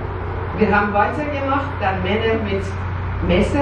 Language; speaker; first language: German; non-native, learner; Persian